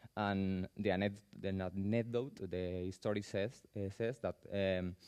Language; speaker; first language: English; non-native, fluent; Spanish